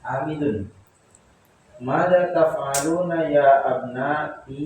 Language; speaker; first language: Arabic; non-native, learner; Indonesian